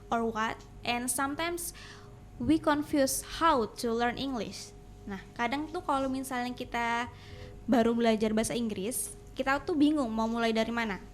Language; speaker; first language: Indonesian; native; Indonesian